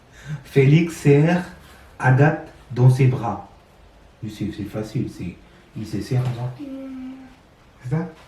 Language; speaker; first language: French; non-native, learner; Sinhala